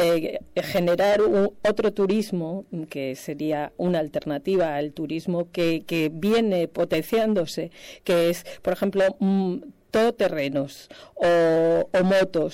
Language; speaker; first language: Spanish; native; Spanish